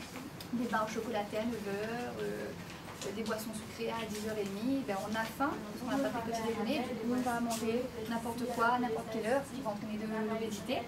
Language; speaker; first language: French; native; French